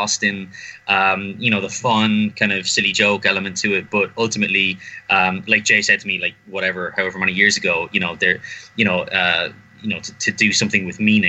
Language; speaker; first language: English; native; English